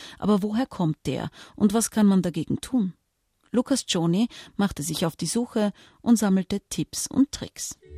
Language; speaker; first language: German; native; German